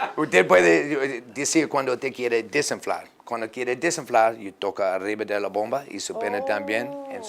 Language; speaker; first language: Spanish; non-native, learner; English